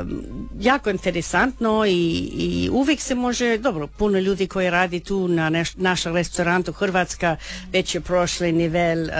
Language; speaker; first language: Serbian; early bilingual, heritage; Croatian